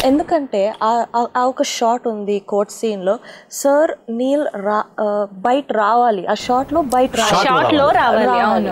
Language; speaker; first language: Telugu; non-native, learner; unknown